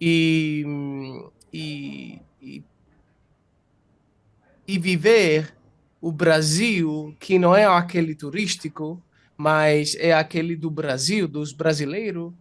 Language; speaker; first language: Portuguese; non-native, fluent; Italian